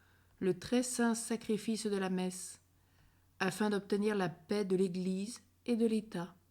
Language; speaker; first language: French; native; French